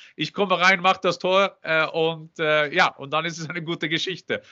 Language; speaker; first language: German; non-native, fluent; Norwegian